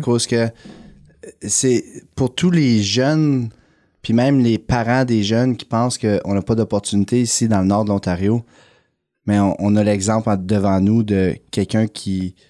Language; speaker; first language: French; native; French